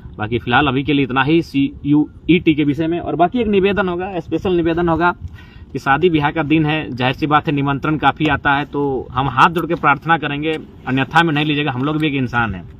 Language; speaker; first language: Hindi; non-native, local second language; Magahi